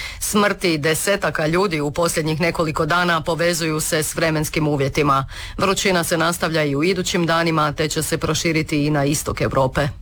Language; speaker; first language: Croatian; native; Croatian